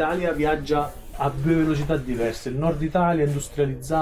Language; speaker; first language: Italian; native; Italian